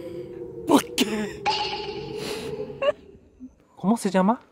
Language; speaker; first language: Spanish; non-native, learner; Japanese